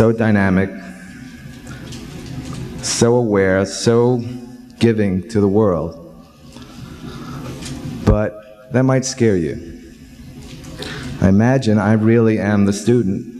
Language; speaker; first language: English; native; English